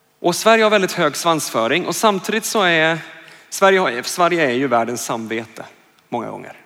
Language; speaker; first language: Swedish; native; Swedish